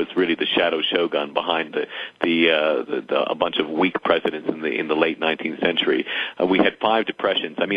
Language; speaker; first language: English; native; English